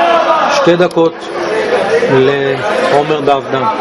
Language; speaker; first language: Hebrew; native; Hebrew